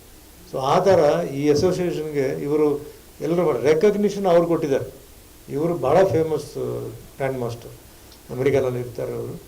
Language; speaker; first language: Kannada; non-native, local second language; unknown